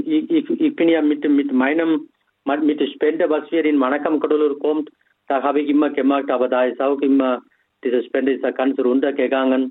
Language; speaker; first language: German; non-native, fluent; Tamil